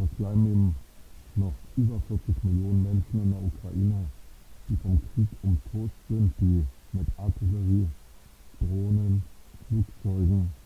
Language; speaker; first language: German; native; German